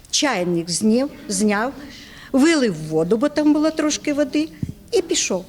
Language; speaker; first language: Ukrainian; non-native, local second language; Russian